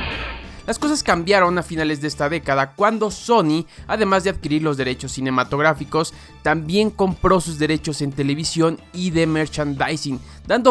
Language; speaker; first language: Spanish; native; Spanish